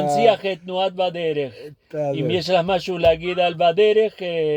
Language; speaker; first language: Hebrew; non-native, fluent; Spanish